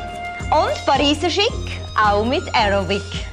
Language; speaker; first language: German; native; German